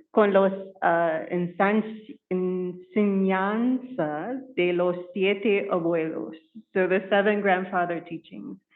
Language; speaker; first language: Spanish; non-native, learner; English